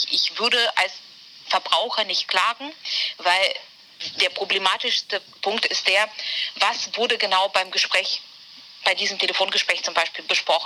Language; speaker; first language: German; native; German